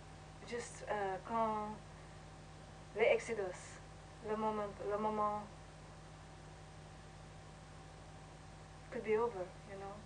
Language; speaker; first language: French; non-native, learner; English